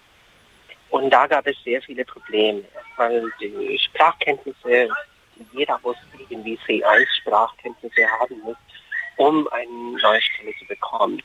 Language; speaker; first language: German; non-native, fluent; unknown